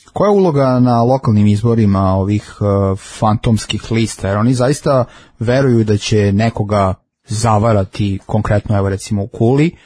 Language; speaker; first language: Serbian; native; Serbian